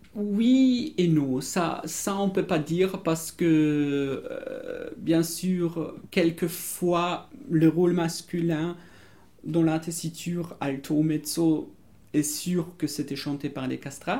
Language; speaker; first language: French; non-native, fluent; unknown